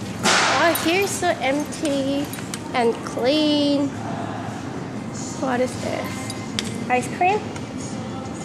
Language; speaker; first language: English; non-native, learner; Korean